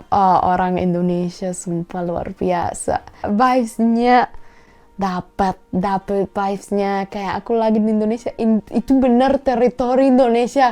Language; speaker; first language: Indonesian; non-native, fluent; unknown